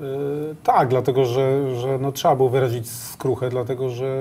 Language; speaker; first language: Polish; native; Polish